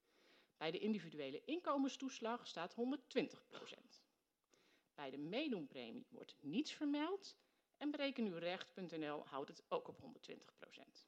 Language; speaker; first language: Dutch; native; Dutch